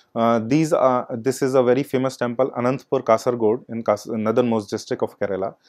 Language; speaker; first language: English; non-native, local second language; Hindi